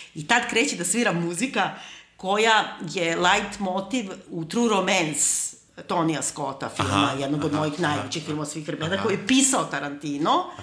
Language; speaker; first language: Serbian; native; Serbian